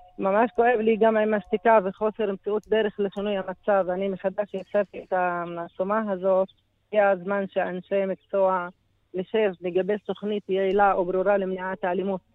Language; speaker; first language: Hebrew; non-native, local second language; Arabic